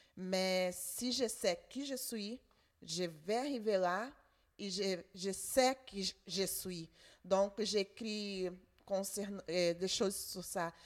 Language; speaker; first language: French; non-native, learner; Portuguese